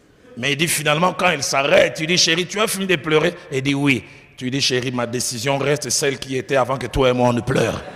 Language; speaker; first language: French; non-native, local second language; Lingala